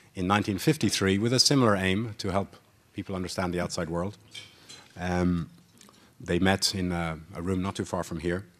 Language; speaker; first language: English; native; English